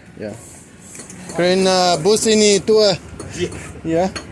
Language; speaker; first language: Indonesian; non-native, learner; English